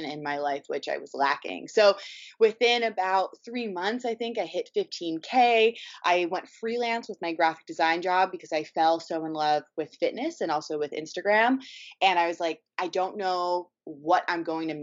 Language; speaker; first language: English; native; English